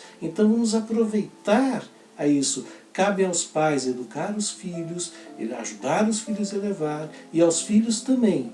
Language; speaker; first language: Portuguese; native; Portuguese